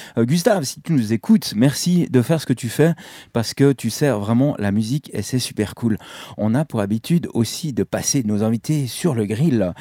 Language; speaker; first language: French; native; French